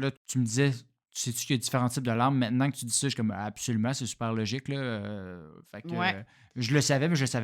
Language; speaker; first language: French; native; French